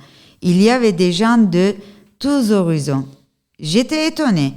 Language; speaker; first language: French; non-native, learner; Turkish